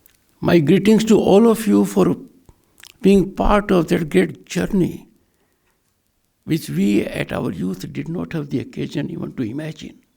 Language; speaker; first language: English; non-native, local second language; Hindi